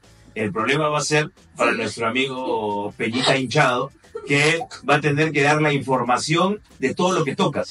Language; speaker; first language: Spanish; native; Spanish